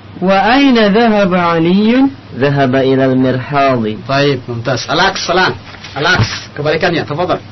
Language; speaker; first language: Arabic; non-native, learner; Indonesian